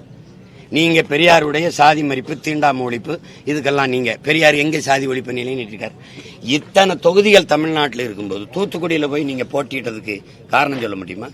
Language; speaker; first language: Tamil; native; Tamil